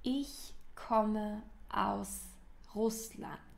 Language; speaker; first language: German; non-native, fluent; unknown